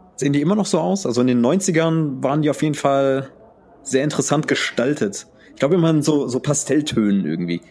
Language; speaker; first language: German; early bilingual, other home language; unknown